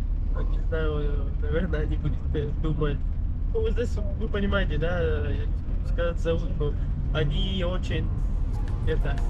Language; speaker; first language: Russian; non-native, learner; Kyrgyz